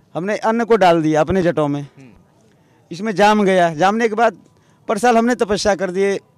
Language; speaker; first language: Hindi; native; Hindi